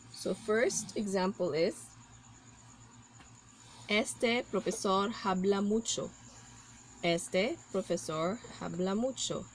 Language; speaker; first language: Spanish; non-native, learner; Cebuano